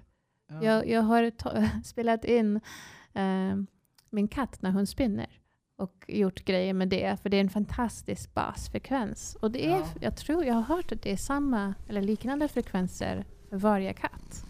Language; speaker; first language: Swedish; non-native, fluent; English